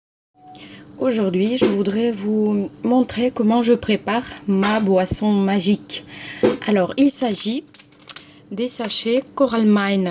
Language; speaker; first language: French; non-native, fluent; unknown